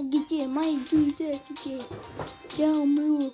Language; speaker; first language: Russian; non-native, learner; Azerbaijani